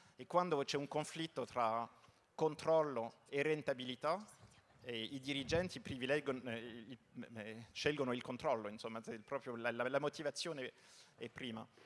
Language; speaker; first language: Italian; early bilingual, heritage; Italian